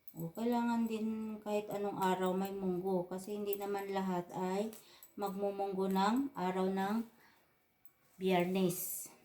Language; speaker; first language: Filipino; non-native, local second language; Cebuano